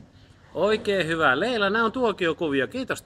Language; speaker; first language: Finnish; native; Finnish